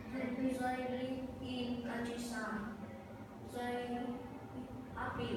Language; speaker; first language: English; non-native, learner; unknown